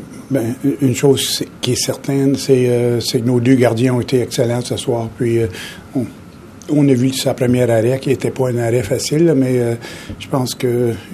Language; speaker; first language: French; native; French